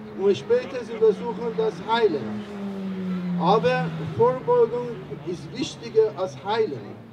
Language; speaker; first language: German; non-native, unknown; Persian